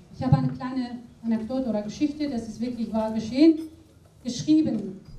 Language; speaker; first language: German; non-native, fluent; Aramaic